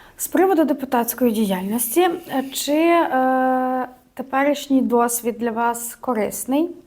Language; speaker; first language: Ukrainian; native; Ukrainian